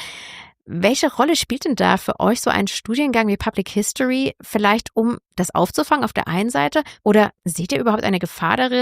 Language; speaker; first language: German; native; German